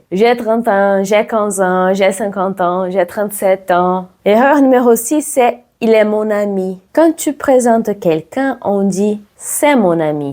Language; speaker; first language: French; non-native, fluent; Portuguese